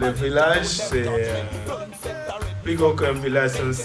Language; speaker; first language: French; non-native, fluent; English